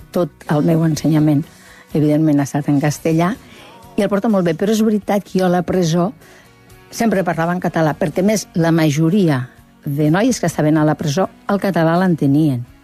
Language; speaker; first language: Catalan; native; Catalan